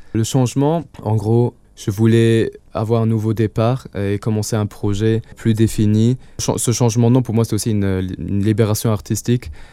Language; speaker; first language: French; non-native, local second language; Luxembourgish